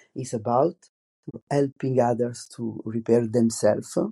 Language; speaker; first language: English; non-native, fluent; Italian